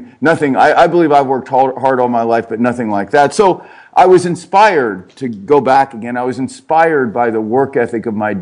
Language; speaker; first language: English; native; English